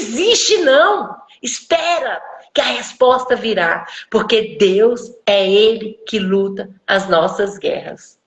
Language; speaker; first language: Portuguese; native; Portuguese